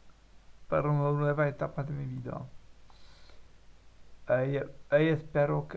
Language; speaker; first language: Spanish; non-native, learner; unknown